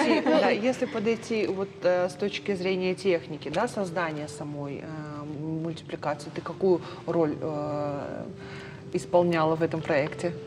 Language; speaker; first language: Russian; native; Russian